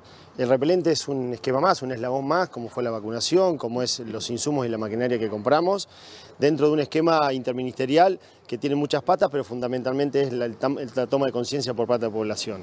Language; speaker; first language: Spanish; native; Spanish